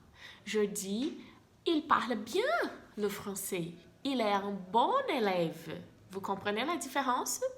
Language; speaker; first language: French; non-native, fluent; Portuguese